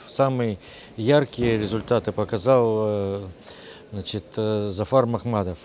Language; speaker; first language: Russian; native; Russian